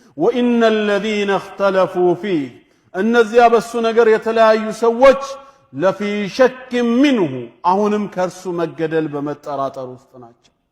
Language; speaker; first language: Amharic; non-native, local second language; Oromo